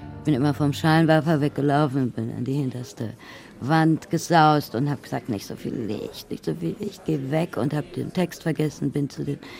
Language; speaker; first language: German; native; German